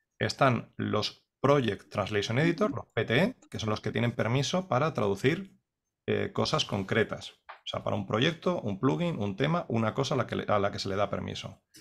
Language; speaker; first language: Spanish; native; Spanish